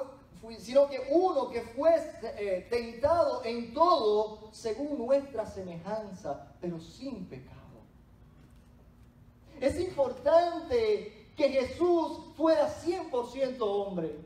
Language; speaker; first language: Spanish; native; Spanish